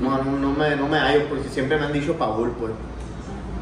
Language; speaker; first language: Spanish; native; Spanish